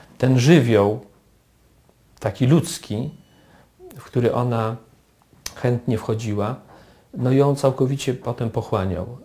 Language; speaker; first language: Polish; native; Polish